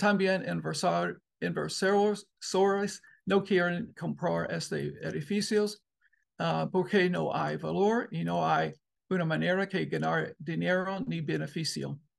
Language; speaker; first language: Spanish; non-native, learner; English